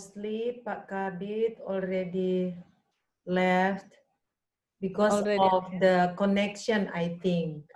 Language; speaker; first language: English; non-native, fluent; Indonesian